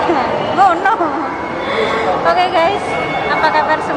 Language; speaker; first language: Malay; non-native, local second language; Javanese